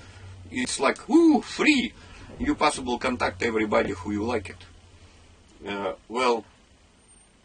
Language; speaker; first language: English; non-native, learner; Russian